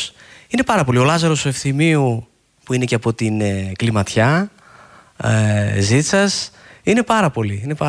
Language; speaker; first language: Greek; native; Greek